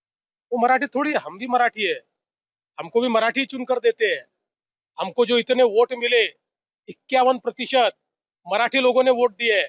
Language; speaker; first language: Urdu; non-native, local second language; Marathi